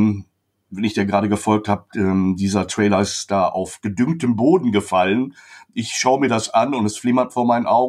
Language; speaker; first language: German; native; German